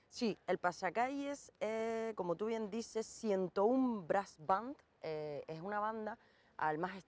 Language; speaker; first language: Spanish; native; Spanish